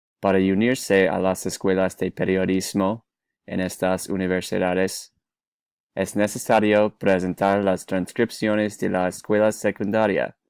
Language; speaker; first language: Spanish; non-native, learner; English